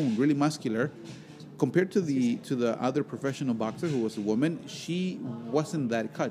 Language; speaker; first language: English; non-native, fluent; Spanish